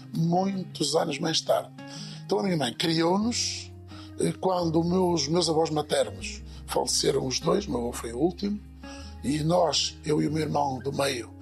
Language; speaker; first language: Portuguese; native; Portuguese